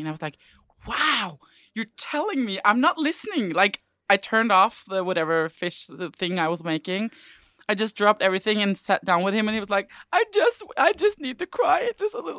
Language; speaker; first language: English; non-native, fluent; Norwegian